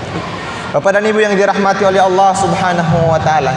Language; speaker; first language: Indonesian; native; Indonesian